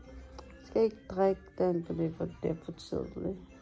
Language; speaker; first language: Danish; non-native, fluent; Filipino